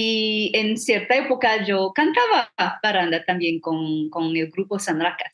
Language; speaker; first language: Spanish; non-native, fluent; English